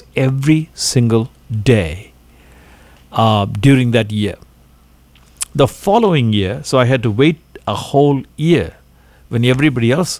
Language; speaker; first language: English; non-native, local second language; Tamil